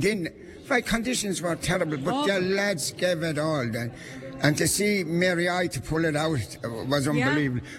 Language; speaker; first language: English; native; English